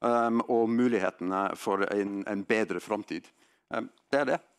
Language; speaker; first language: Norwegian; non-native, fluent; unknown